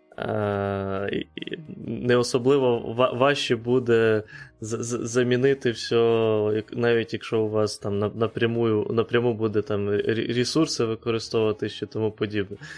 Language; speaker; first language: Ukrainian; native; Ukrainian